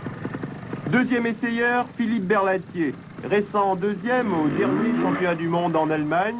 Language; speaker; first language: French; native; French